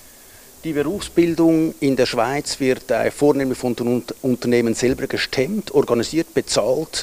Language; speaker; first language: German; native; German